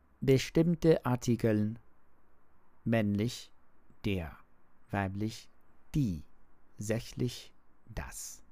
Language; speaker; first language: German; non-native, learner; English